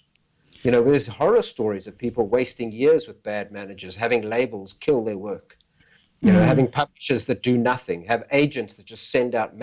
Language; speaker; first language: English; native; English